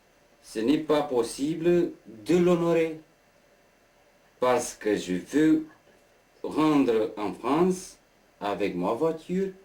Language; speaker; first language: French; non-native, learner; Romanian